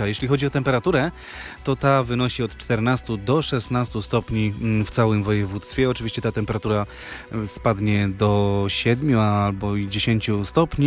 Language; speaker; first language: Polish; native; Polish